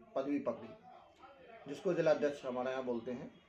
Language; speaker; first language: Hindi; native; Hindi